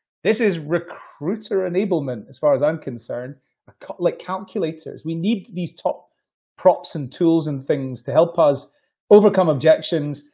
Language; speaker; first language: English; native; English